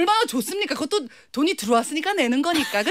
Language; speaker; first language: Korean; native; Korean